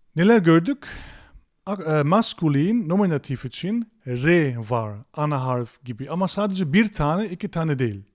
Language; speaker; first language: Turkish; non-native, fluent; German